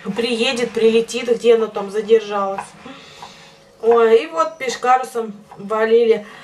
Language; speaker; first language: Russian; native; Russian